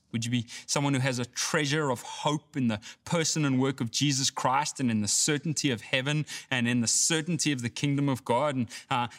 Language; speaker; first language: English; native; English